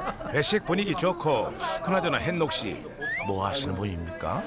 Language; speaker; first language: Korean; native; Korean